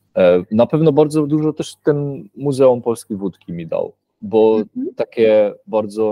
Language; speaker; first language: Polish; early bilingual, heritage; Polish